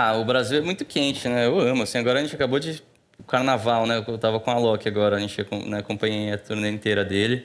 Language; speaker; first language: Portuguese; native; Portuguese